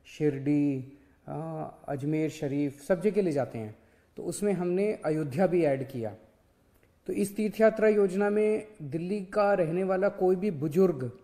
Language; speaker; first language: Hindi; native; Hindi